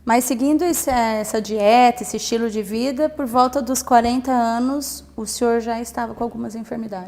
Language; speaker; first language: Portuguese; native; Portuguese